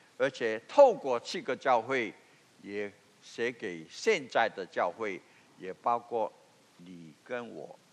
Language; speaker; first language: Chinese; non-native, local second language; Cantonese